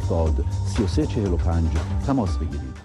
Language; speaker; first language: Persian; native; Persian